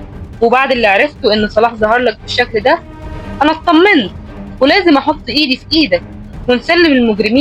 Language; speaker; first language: Arabic; native; Arabic